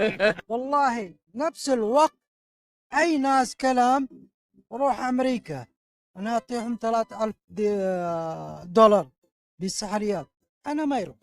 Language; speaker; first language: Arabic; non-native, learner; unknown